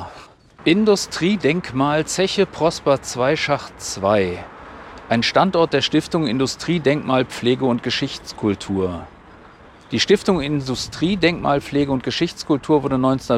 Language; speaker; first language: German; native; German